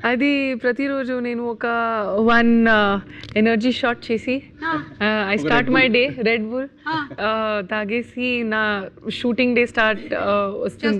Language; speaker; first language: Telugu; non-native, learner; Hindi